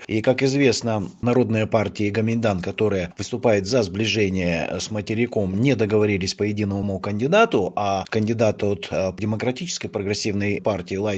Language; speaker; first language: Russian; native; Russian